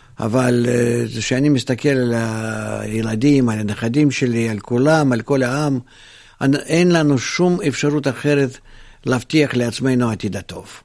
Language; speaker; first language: Hebrew; non-native, fluent; Russian